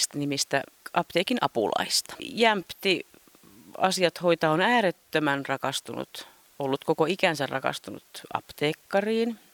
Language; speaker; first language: Finnish; native; Finnish